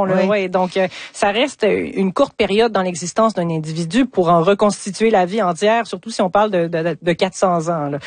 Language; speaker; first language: French; native; French